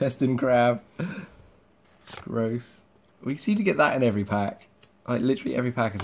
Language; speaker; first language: English; native; English